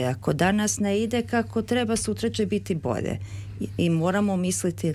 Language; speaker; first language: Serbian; early bilingual, heritage; Serbian